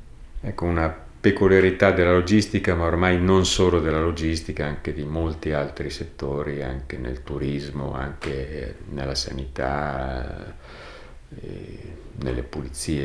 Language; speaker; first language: Italian; native; Italian